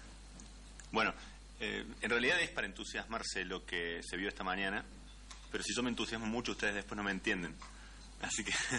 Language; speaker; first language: Spanish; native; Spanish